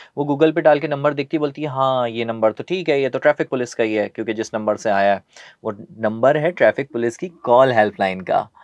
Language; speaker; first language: Urdu; native; Urdu